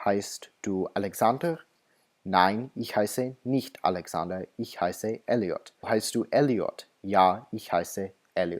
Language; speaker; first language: German; non-native, fluent; English